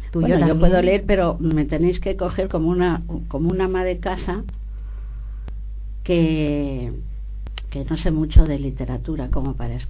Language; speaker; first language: Spanish; native; Spanish